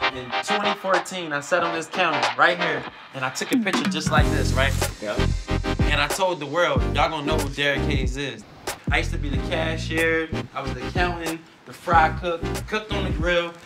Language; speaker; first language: English; native; English